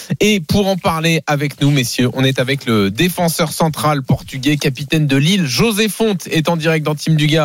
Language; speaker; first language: French; native; French